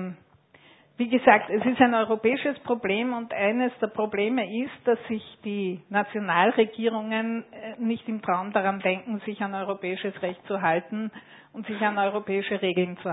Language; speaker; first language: German; native; German